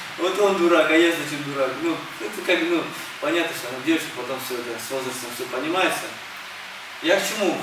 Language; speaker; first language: Russian; early bilingual, other home language; Armenian